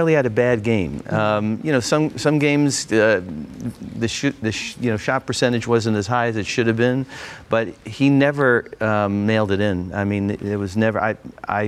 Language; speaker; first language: English; native; English